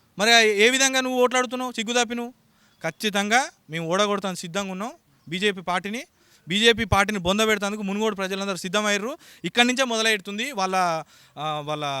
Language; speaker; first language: Telugu; native; Telugu